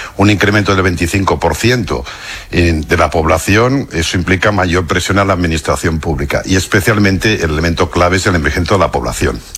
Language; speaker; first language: Spanish; non-native, local second language; Catalan